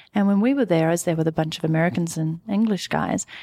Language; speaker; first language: English; native; English